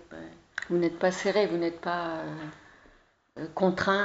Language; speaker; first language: French; native; French